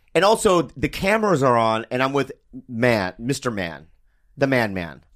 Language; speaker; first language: English; native; English